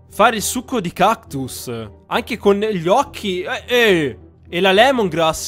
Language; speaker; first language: Italian; native; Italian